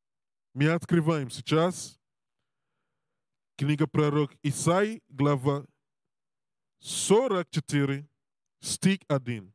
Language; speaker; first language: Russian; non-native, learner; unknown